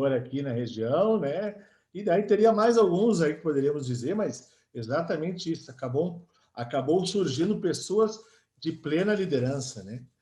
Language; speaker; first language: Portuguese; native; Portuguese